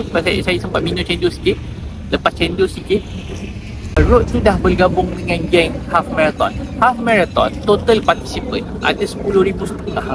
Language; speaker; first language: Malay; native; Malay